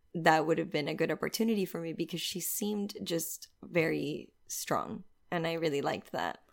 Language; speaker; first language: English; non-native, fluent; Spanish